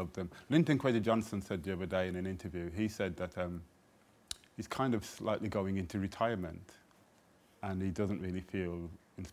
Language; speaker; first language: English; native; English